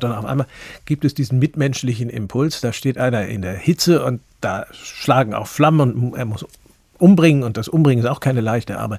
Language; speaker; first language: German; native; German